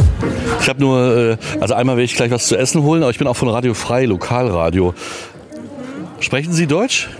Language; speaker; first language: German; native; German